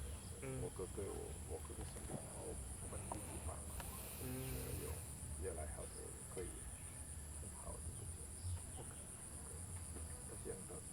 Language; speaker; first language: Chinese; non-native, learner; Indonesian